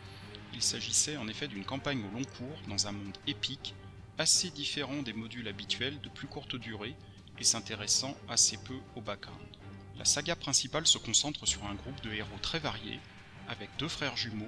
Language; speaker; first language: French; native; French